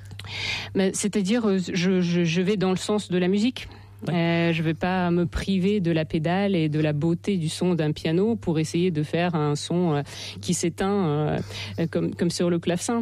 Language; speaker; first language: French; non-native, fluent; Russian